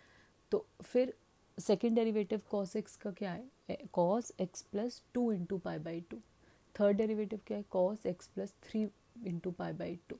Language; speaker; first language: Hindi; native; Hindi